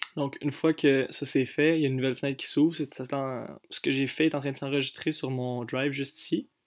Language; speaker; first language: French; native; French